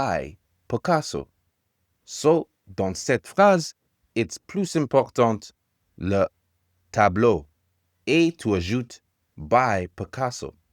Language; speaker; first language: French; non-native, learner; English